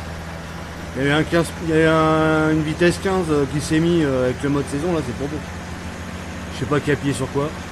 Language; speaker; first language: French; native; French